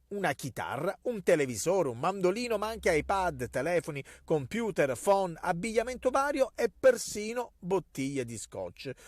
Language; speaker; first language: Italian; native; Italian